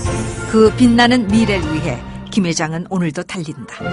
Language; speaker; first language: Korean; native; Korean